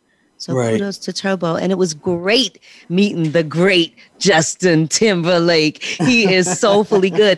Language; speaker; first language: English; native; English